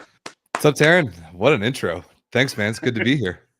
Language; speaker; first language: English; native; English